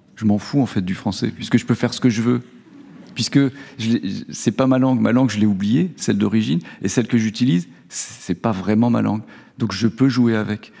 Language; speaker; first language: French; non-native, local second language; German